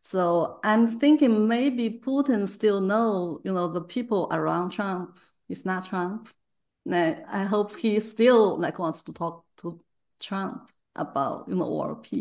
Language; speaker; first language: English; non-native, fluent; Chinese